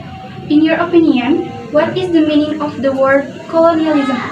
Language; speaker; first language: English; non-native, learner; Indonesian